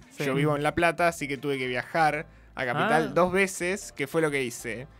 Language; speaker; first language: Spanish; native; Spanish